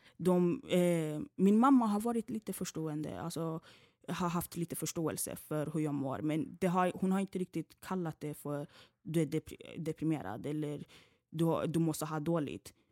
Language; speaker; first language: Swedish; early bilingual, other home language; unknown